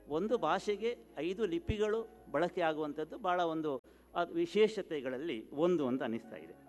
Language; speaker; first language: Kannada; non-native, local second language; Konkani